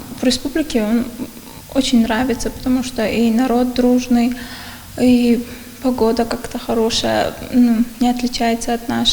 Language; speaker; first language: Russian; non-native, fluent; Uzbek